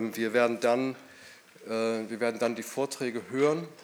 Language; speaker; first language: German; native; German